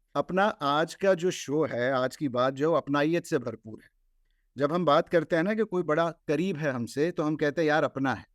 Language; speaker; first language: Urdu; native; Urdu